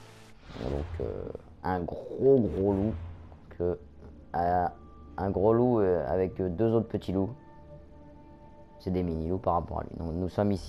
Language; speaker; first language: French; native; French